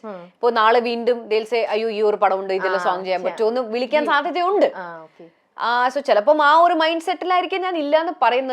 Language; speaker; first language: Malayalam; early bilingual, heritage; Malayalam